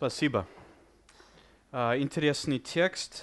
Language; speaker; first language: Russian; non-native, fluent; English